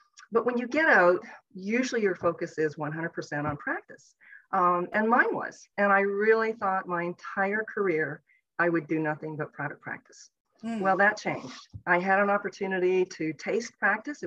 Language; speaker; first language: English; native; English